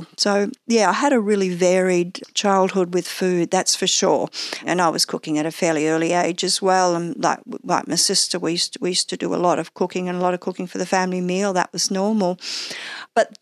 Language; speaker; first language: English; native; English